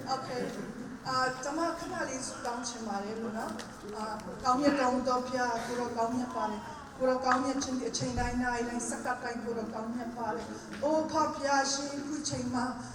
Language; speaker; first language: Burmese; non-native, local second language; Hakha Chin